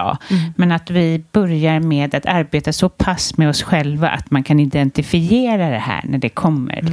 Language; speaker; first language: Swedish; native; Swedish